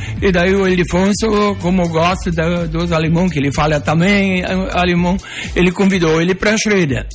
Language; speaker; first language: Portuguese; non-native, local second language; German